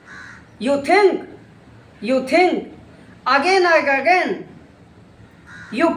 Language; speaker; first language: English; non-native, learner; Hindi